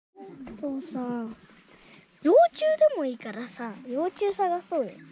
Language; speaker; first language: Japanese; native; Japanese